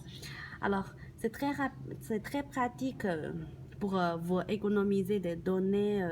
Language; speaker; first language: French; non-native, learner; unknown